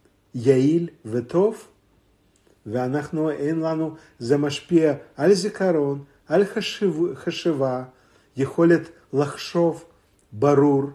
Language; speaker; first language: Hebrew; non-native, fluent; Russian